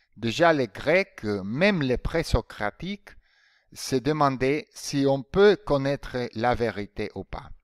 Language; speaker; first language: French; non-native, fluent; Spanish